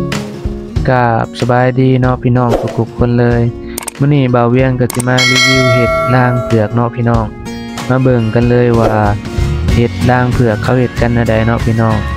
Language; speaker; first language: Thai; non-native, local second language; Lao